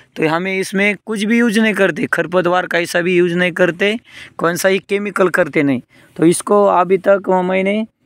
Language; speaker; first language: Hindi; non-native, local second language; Marathi